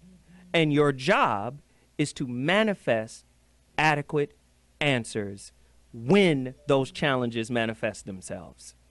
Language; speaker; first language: English; native; English